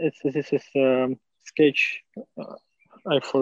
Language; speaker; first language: English; non-native, learner; Russian